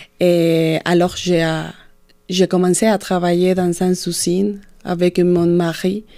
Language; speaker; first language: French; non-native, fluent; Spanish